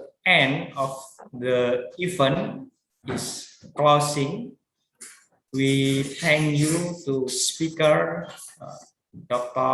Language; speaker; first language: English; non-native, learner; Indonesian